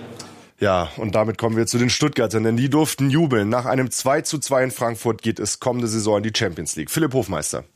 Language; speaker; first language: German; native; German